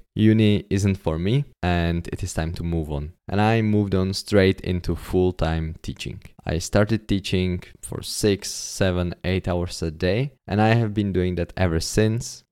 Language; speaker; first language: English; non-native, fluent; Czech